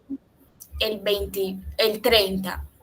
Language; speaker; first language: Spanish; native; Spanish